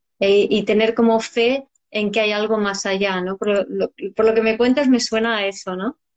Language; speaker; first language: Spanish; native; Spanish